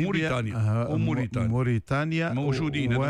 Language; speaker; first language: Arabic; native; Arabic